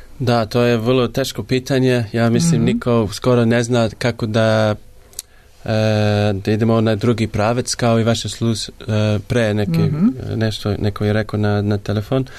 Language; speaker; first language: Serbian; non-native, learner; English